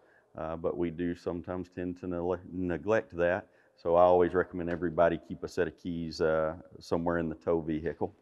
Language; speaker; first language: English; native; English